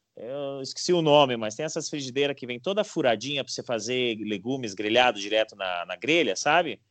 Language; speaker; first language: Portuguese; native; Portuguese